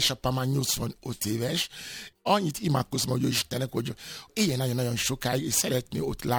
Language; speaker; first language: Hungarian; non-native, fluent; Yoruba